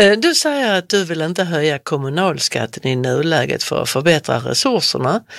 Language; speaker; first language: Swedish; native; Swedish